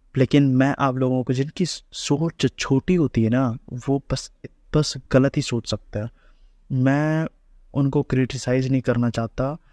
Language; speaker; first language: Hindi; native; Hindi